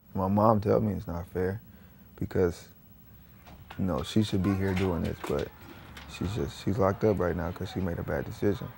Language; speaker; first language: English; native; English